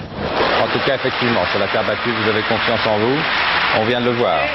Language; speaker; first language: French; native; French